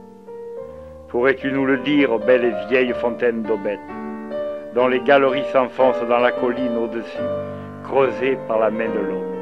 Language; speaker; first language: French; native; French